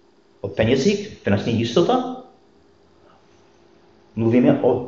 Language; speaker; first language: Czech; non-native, fluent; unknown